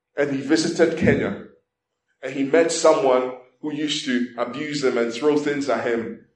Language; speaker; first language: English; non-native, local second language; Igbo